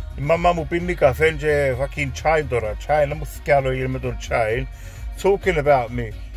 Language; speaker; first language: English; early bilingual, other home language; Greek